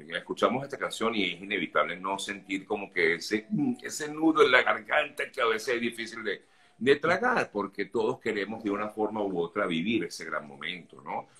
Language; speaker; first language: Spanish; native; Spanish